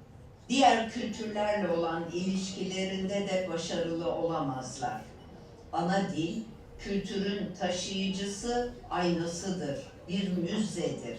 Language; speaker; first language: Turkish; native; Turkish